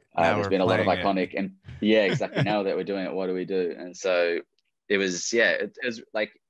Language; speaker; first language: English; native; English